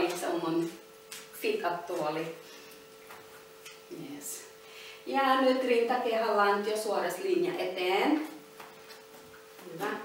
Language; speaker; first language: Finnish; non-native, learner; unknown